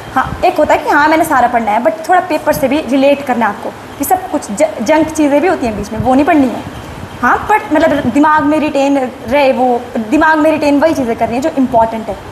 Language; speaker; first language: Hindi; native; Hindi